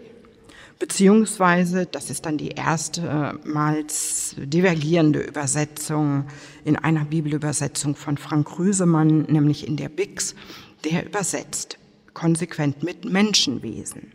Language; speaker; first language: German; native; German